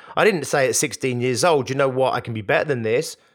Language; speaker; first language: English; native; English